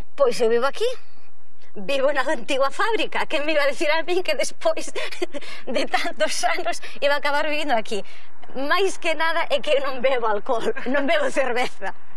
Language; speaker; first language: Galician; native; Galician